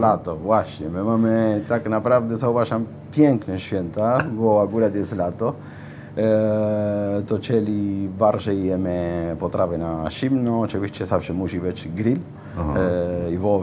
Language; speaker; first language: Polish; non-native, fluent; Spanish